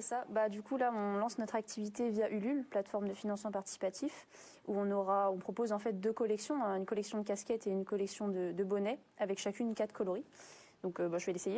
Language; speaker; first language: French; native; French